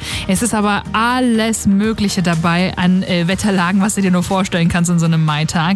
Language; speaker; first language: German; native; German